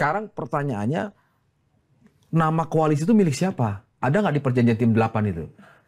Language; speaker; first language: Indonesian; native; Indonesian